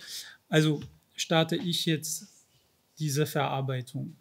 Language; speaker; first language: German; non-native, fluent; French